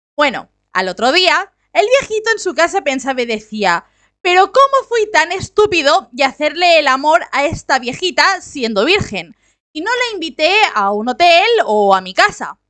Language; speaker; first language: Spanish; native; Spanish